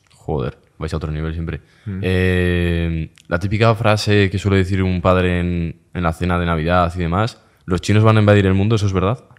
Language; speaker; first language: Spanish; native; Spanish